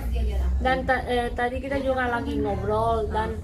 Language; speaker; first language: Indonesian; non-native, fluent; Spanish